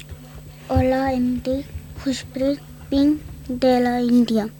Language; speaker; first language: Catalan; non-native, learner; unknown